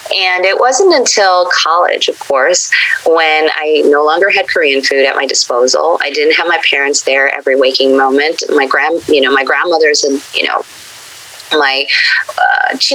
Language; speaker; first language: English; native; English